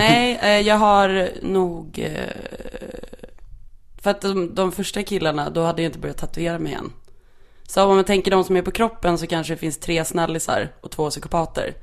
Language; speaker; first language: Swedish; native; Swedish